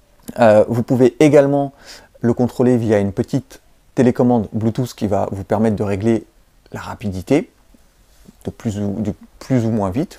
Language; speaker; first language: French; native; French